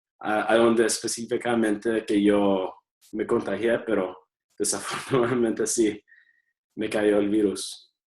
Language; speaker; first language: Spanish; early bilingual, heritage; Spanish